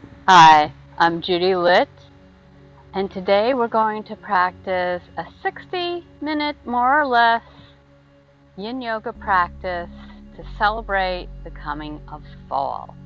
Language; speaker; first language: English; native; English